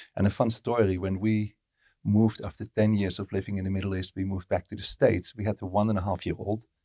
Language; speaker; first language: English; non-native, fluent; Dutch